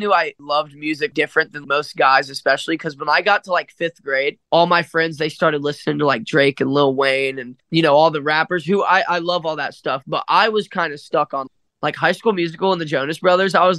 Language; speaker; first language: English; native; English